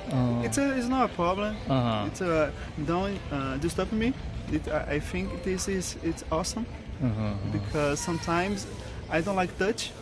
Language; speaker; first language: English; non-native, learner; Portuguese